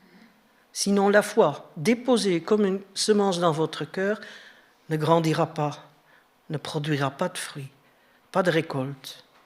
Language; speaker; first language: French; native; French